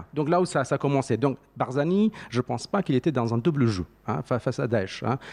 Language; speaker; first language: French; non-native, fluent; Central Kurdish